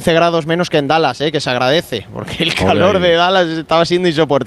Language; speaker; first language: Spanish; native; Spanish